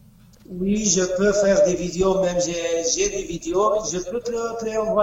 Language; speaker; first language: French; non-native, learner; Arabic